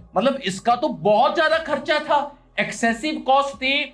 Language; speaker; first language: Hindi; non-native, local second language; Punjabi